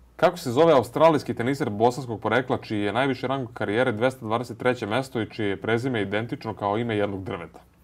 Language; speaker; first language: Serbian; native; Serbian